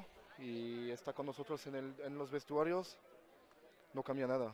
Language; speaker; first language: Spanish; non-native, fluent; French